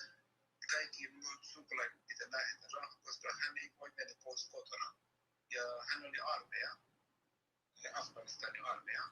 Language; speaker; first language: Finnish; non-native, learner; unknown